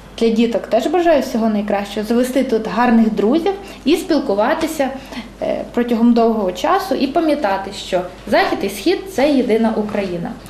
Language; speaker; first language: Ukrainian; native; Ukrainian